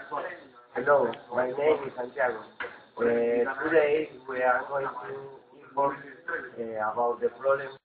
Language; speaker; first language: English; non-native, learner; Spanish